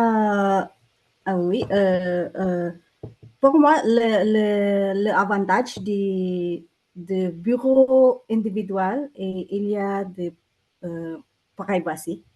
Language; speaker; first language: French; non-native, learner; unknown